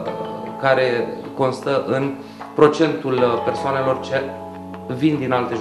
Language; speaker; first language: Romanian; native; Romanian